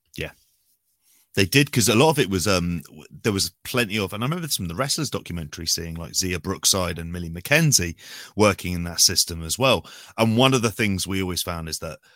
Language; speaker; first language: English; native; English